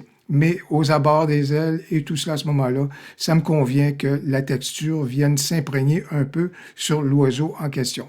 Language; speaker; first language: French; native; French